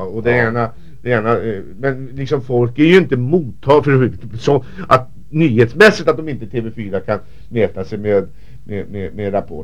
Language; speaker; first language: Swedish; native; Swedish